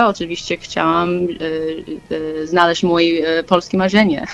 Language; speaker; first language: Polish; non-native, learner; English